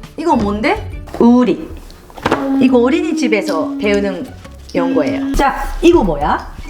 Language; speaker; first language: Korean; non-native, fluent; Japanese